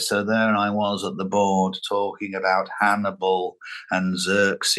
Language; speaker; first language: English; native; English